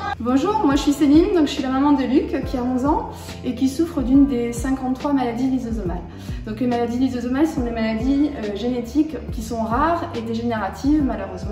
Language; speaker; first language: French; native; French